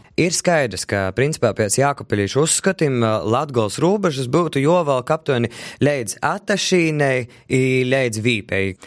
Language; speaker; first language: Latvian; native; Latvian